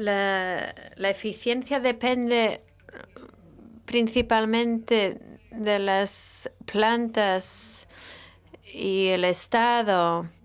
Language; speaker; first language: Spanish; non-native, fluent; Italian